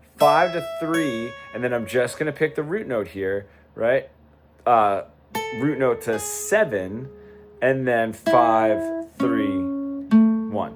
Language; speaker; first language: English; native; English